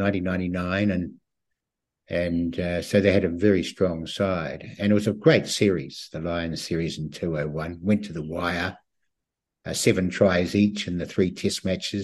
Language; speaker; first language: English; native; English